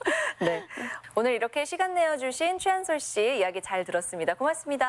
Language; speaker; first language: Korean; native; Korean